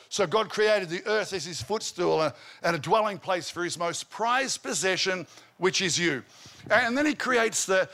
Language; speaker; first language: English; native; English